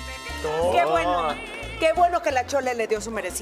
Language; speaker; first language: Spanish; native; Spanish